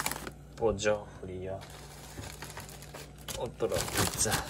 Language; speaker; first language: Spanish; non-native, learner; Japanese